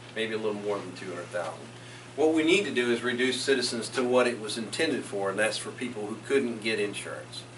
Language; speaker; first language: English; native; English